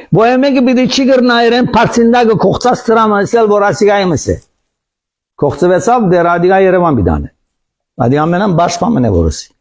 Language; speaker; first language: Armenian; early bilingual, heritage; Armenian